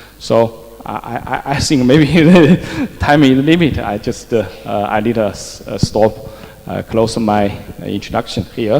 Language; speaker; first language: English; non-native, fluent; Chinese